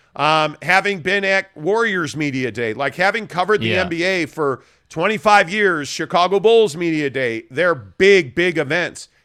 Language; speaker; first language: English; native; English